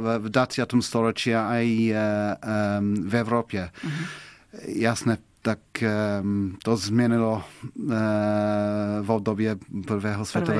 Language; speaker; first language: Slovak; non-native, fluent; English